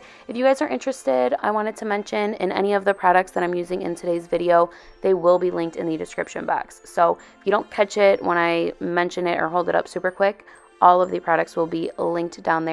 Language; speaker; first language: English; native; English